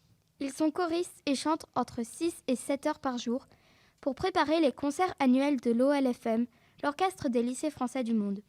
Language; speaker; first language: French; native; French